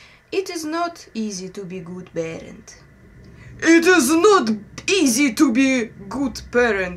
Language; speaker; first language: English; non-native, learner; Russian